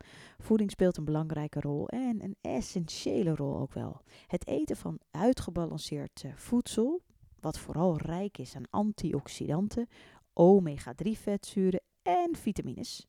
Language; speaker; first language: Dutch; native; Dutch